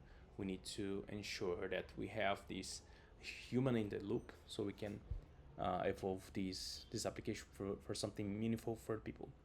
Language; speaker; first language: English; non-native, fluent; Portuguese